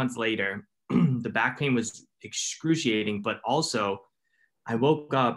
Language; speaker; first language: English; native; English